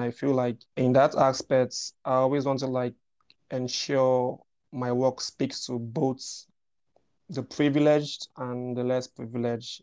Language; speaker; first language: English; non-native, local second language; Igbo